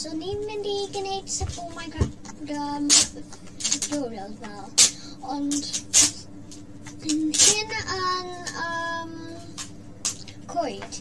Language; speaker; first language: Welsh; non-native, local second language; English